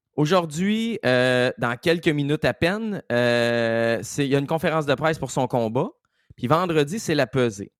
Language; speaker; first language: French; native; French